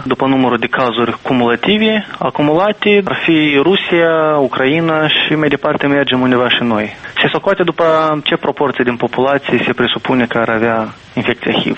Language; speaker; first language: Romanian; native; Romanian